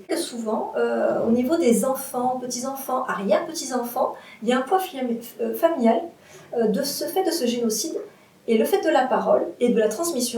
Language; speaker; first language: French; native; French